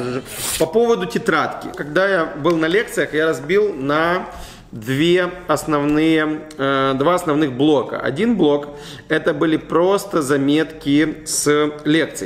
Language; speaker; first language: Russian; native; Russian